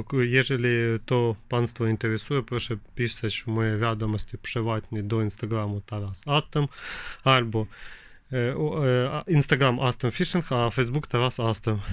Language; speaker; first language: Polish; non-native, learner; Ukrainian